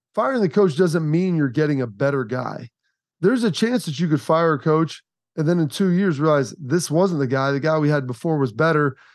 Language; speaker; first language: English; native; English